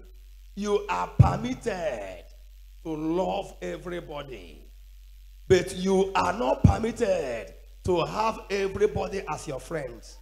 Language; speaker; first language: English; non-native, local second language; Igbo